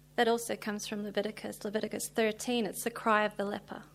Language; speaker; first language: English; native; English